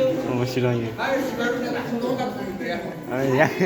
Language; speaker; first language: Japanese; non-native, learner; Mongolian